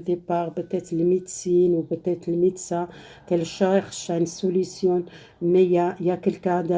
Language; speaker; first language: French; non-native, learner; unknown